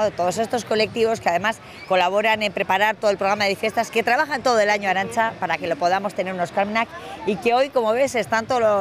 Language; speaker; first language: Spanish; native; Spanish